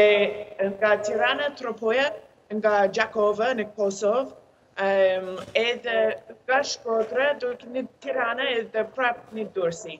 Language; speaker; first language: Albanian; non-native, learner; English